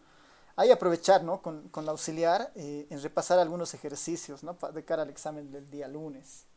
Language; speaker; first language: Spanish; native; Spanish